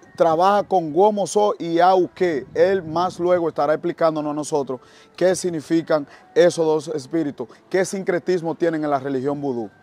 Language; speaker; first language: Spanish; native; Spanish